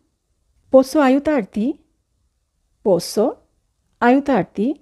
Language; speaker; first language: Italian; non-native, fluent; Bangla